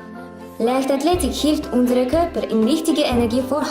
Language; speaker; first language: German; non-native, learner; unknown